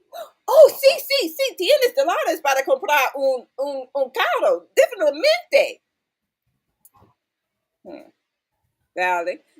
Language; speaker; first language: Spanish; non-native, learner; English